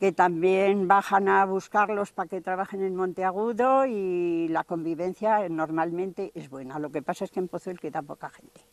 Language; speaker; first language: Spanish; native; Spanish